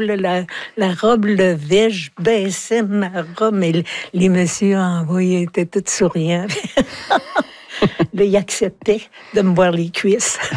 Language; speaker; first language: French; native; French